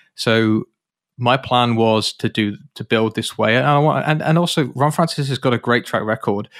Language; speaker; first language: English; native; English